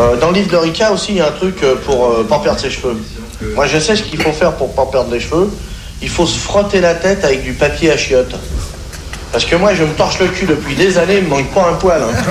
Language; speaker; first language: French; native; French